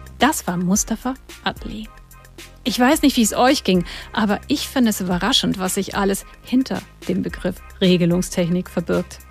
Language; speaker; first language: German; native; German